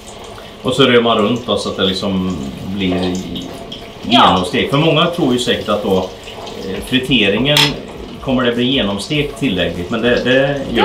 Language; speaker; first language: Swedish; native; Swedish